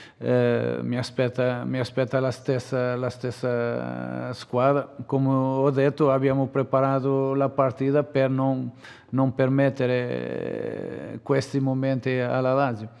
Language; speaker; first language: Italian; non-native, fluent; Portuguese